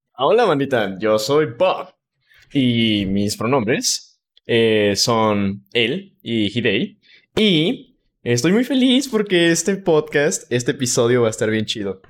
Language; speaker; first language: Spanish; native; Spanish